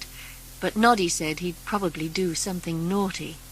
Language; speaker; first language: English; native; English